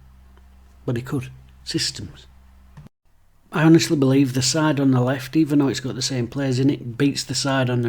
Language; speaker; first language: English; native; English